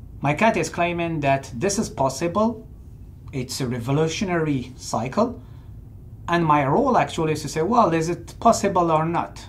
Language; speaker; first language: English; non-native, fluent; Arabic